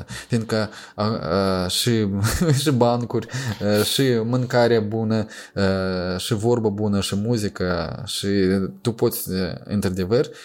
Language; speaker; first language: Romanian; non-native, local second language; Russian